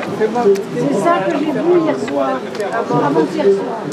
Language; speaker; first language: French; native; French